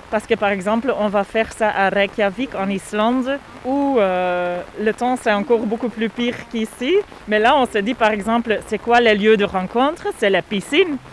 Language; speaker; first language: French; non-native, fluent; Dutch